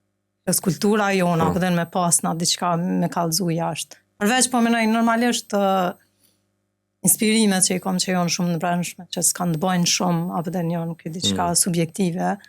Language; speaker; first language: Albanian; native; Albanian